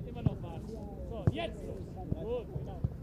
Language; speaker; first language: German; non-native, learner; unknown